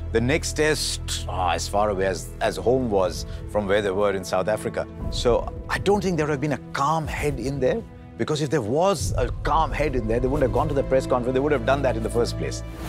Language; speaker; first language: English; non-native, local second language; Hindi